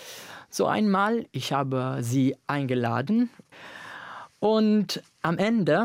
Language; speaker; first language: German; non-native, fluent; Italian